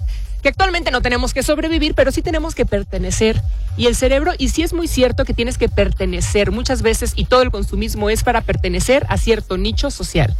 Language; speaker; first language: Spanish; native; Spanish